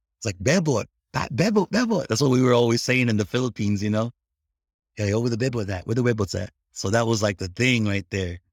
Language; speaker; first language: English; early bilingual, other home language; Filipino